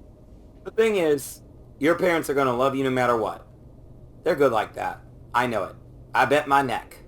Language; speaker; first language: English; native; English